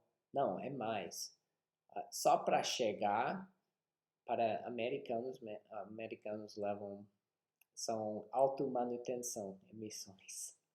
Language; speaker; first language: Portuguese; non-native, fluent; English